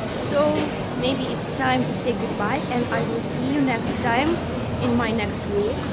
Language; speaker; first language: English; non-native, fluent; Russian